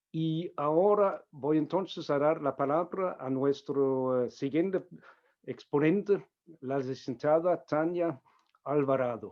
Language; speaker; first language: Spanish; non-native, fluent; Danish